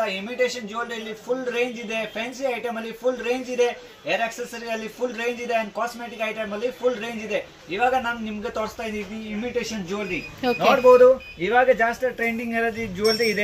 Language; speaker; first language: Kannada; non-native, local second language; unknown